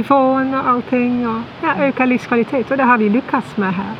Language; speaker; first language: Swedish; non-native, fluent; Dutch